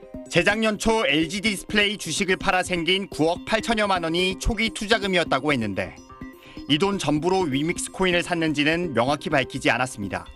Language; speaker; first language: Korean; native; Korean